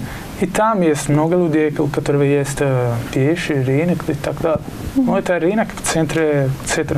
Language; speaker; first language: Russian; non-native, learner; Italian